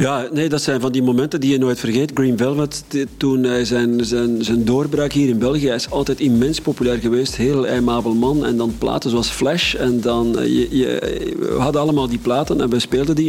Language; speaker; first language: Dutch; native; Dutch